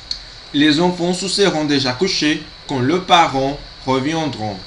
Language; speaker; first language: French; non-native, fluent; Portuguese